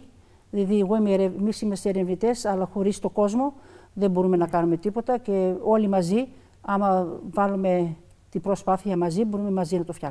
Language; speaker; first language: Greek; early bilingual, other home language; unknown